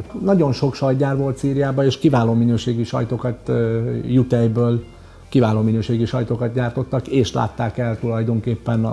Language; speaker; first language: Hungarian; early bilingual, other home language; Arabic